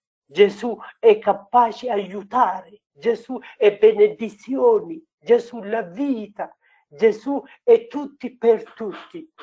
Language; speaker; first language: Italian; non-native, learner; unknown